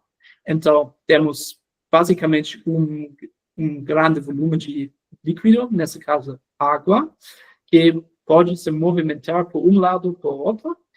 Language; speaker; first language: Portuguese; non-native, fluent; German